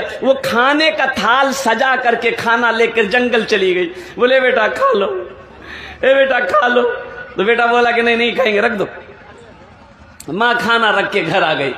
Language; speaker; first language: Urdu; non-native, local second language; Pashto